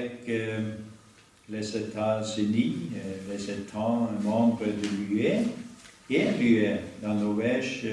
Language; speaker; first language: French; non-native, learner; Norwegian